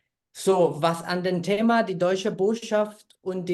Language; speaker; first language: German; non-native, fluent; Spanish